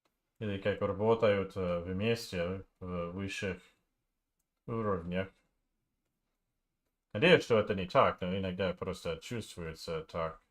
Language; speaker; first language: Russian; non-native, learner; English